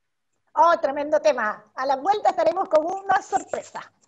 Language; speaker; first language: Spanish; native; Spanish